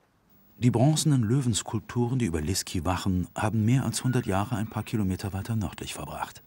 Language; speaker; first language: German; native; German